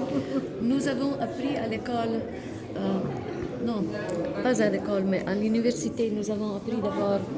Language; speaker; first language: French; non-native, fluent; Slovenian